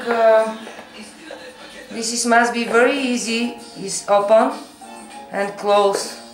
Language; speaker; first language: English; non-native, learner; Bulgarian